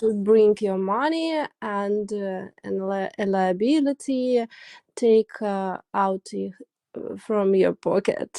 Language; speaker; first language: English; non-native, learner; Russian